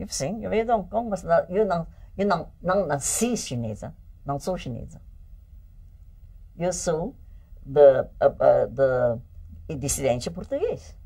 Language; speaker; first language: Portuguese; early bilingual, heritage; English